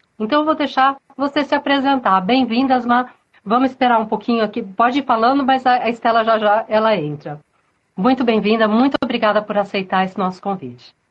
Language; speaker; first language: Portuguese; native; Portuguese